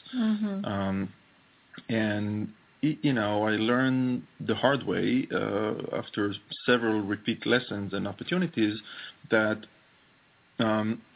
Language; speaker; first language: English; non-native, fluent; Hebrew